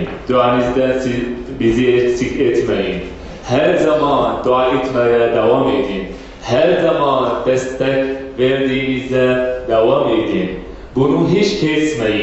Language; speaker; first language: Turkish; non-native, fluent; Arabic